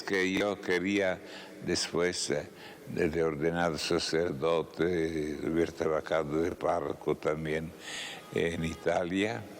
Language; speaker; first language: Spanish; non-native, fluent; Italian